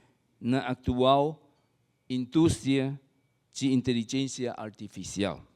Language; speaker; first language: Portuguese; non-native, fluent; Chinese